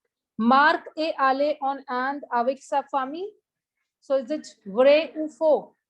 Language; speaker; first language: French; non-native, fluent; Hindi